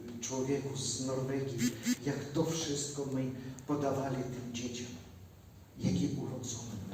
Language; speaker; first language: Polish; non-native, learner; Ukrainian